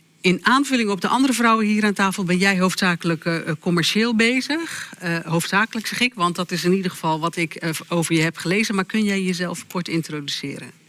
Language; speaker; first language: Dutch; native; Dutch